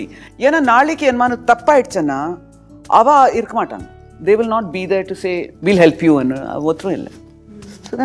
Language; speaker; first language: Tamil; early bilingual, heritage; Tamil